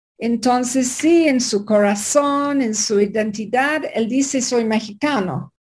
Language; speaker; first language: Spanish; non-native, learner; English